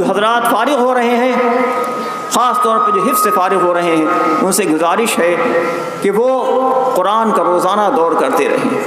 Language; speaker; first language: Urdu; native; Urdu